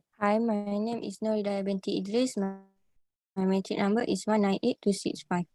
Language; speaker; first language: English; non-native, learner; Malay